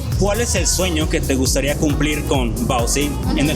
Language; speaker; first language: Spanish; native; Spanish